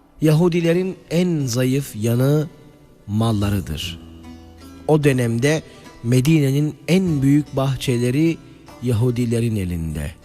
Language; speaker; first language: Turkish; native; Turkish